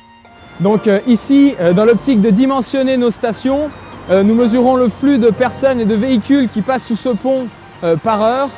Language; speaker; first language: French; native; French